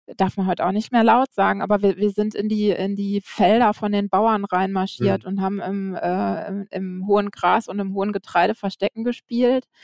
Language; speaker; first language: German; native; German